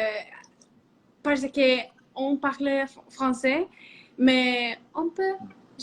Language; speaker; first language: French; non-native, learner; Spanish